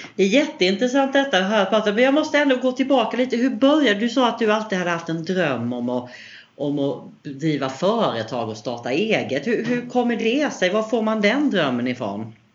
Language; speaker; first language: Swedish; native; Swedish